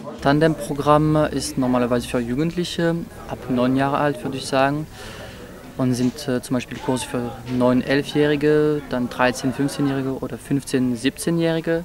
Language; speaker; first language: German; non-native, fluent; French